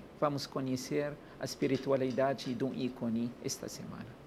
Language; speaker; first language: Portuguese; non-native, learner; Arabic